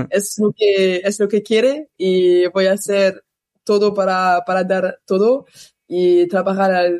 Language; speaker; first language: Spanish; non-native, learner; French